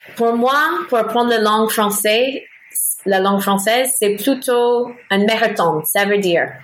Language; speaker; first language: French; non-native, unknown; English